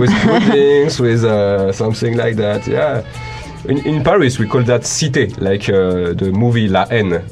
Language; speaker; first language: English; non-native, learner; French